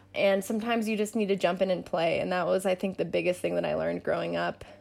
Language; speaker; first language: English; native; English